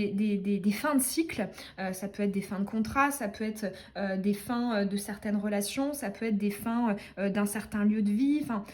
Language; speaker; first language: French; native; French